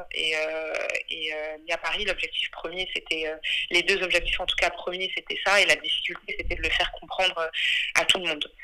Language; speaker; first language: French; early bilingual, other home language; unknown